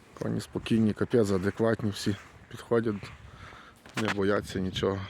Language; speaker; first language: Ukrainian; native; Ukrainian